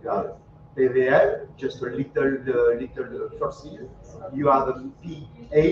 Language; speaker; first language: English; non-native, learner; French